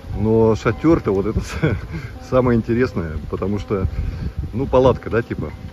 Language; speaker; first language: Russian; native; Russian